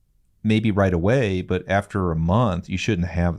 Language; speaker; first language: English; native; English